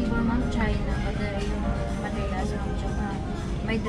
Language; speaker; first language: English; non-native, local second language; Filipino